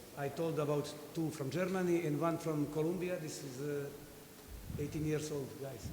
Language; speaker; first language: English; non-native, fluent; Serbian